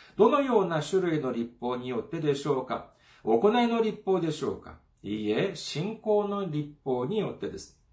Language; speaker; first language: Japanese; non-native, fluent; Korean